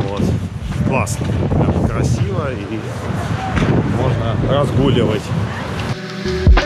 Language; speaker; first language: Russian; native; Russian